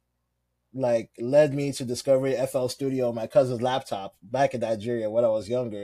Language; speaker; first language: English; non-native, local second language; Yoruba